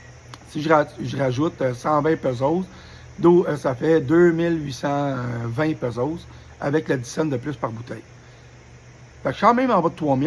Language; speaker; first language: French; native; French